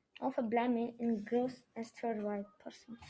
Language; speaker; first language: French; non-native, learner; English